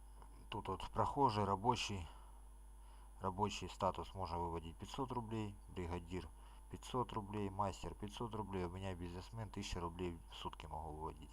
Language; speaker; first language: Russian; native; Russian